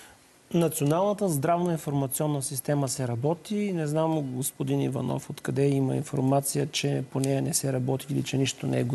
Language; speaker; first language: Bulgarian; native; Bulgarian